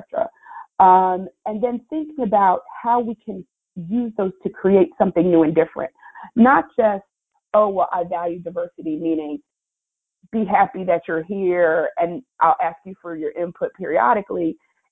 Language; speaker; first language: English; native; English